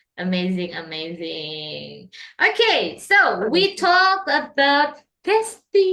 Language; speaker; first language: English; non-native, learner; Indonesian